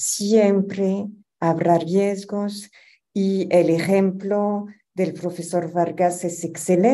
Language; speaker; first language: Spanish; non-native, fluent; French